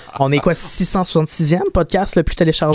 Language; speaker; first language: French; native; French